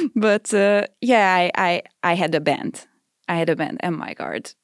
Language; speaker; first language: English; non-native, fluent; Hungarian